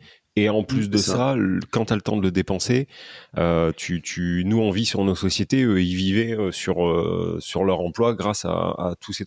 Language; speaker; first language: French; native; French